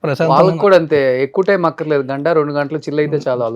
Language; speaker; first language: Telugu; native; Telugu